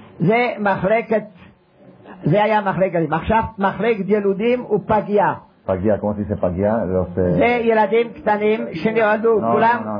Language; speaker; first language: Hebrew; non-native, fluent; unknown